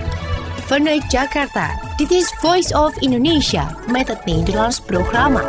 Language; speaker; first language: Dutch; non-native, learner; Indonesian